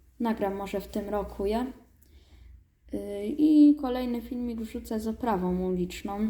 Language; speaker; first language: Polish; native; Polish